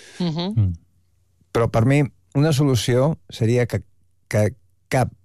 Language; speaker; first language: Catalan; native; Catalan